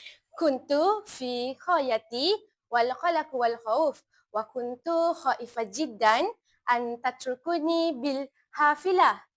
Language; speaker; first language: Arabic; non-native, learner; Malay